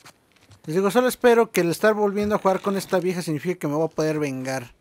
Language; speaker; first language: Spanish; native; Spanish